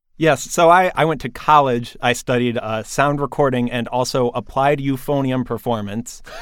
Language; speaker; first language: English; native; English